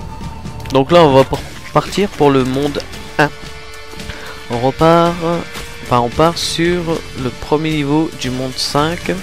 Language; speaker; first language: French; native; French